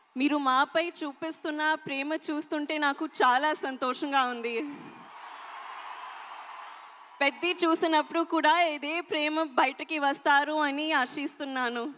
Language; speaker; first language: Telugu; non-native, local second language; Hindi